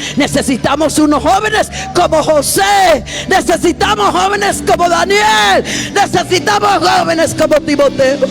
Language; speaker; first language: Spanish; native; Spanish